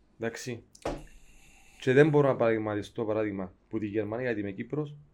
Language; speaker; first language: Greek; native; Greek